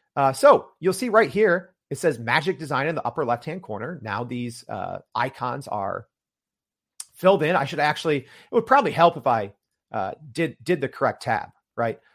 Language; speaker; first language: English; native; English